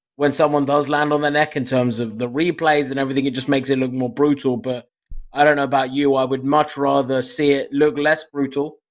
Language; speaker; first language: English; native; English